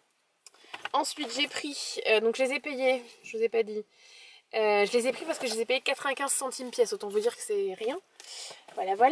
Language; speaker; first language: French; native; French